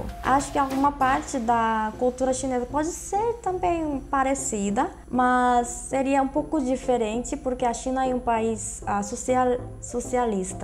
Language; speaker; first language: Portuguese; non-native, fluent; Korean